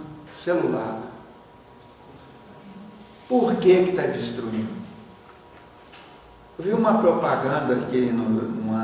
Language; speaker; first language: Portuguese; native; Portuguese